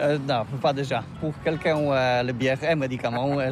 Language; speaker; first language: French; non-native, learner; Polish